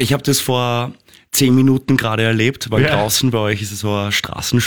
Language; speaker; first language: German; native; German